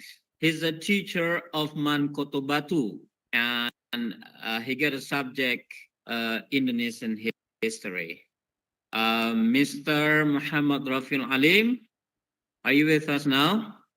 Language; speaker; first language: English; non-native, fluent; Indonesian